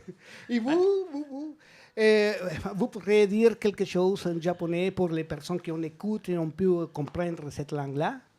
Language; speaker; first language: French; non-native, learner; Spanish